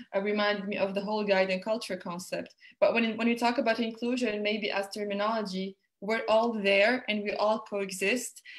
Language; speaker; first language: English; non-native, fluent; Arabic